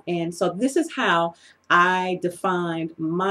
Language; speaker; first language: English; native; English